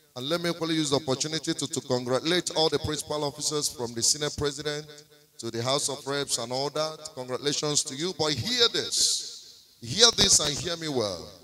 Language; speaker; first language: English; non-native, local second language; Igbo